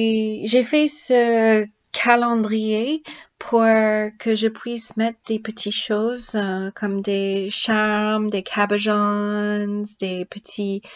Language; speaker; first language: French; non-native, learner; English